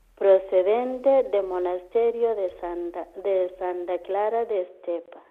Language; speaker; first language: Spanish; non-native, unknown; Kamba